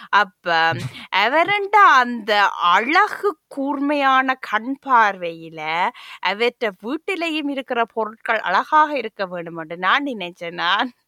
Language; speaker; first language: Tamil; native; Tamil